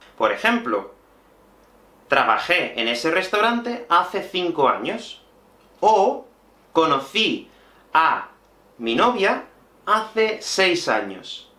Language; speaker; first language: Spanish; native; Spanish